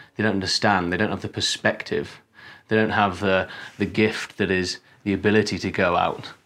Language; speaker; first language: English; native; English